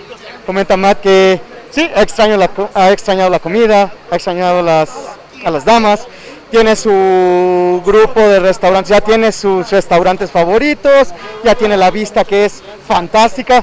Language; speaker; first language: Spanish; native; Spanish